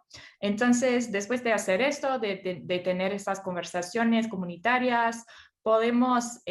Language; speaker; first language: Spanish; non-native, fluent; English